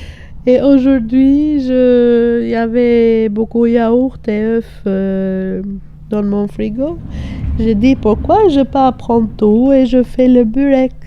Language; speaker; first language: French; non-native, learner; Albanian